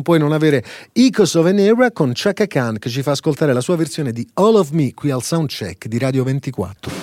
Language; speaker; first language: Italian; native; Italian